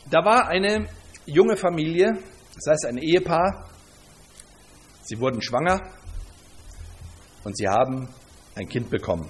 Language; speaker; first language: German; native; German